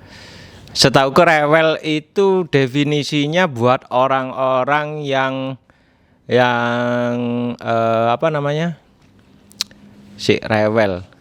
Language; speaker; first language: Indonesian; native; Indonesian